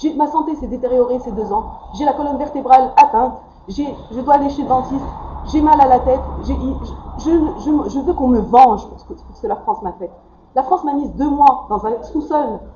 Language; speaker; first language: French; non-native, local second language; Arabic